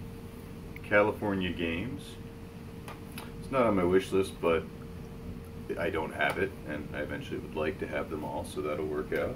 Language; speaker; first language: English; native; English